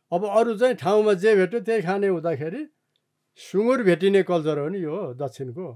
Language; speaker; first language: Nepali; non-native, local second language; Eastern Tamang